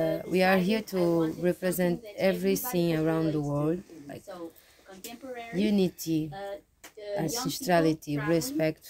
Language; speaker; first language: English; non-native, learner; Portuguese